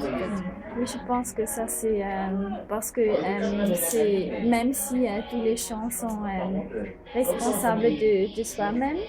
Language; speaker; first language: French; non-native, fluent; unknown